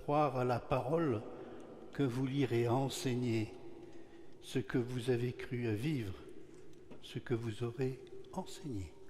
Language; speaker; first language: French; native; French